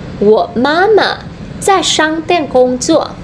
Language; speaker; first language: Chinese; non-native, fluent; Vietnamese